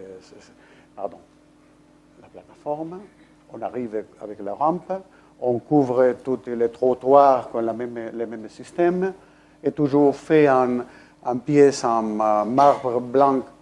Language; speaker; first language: French; non-native, fluent; Spanish